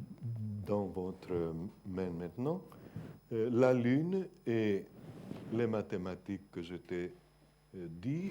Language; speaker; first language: French; non-native, fluent; Greek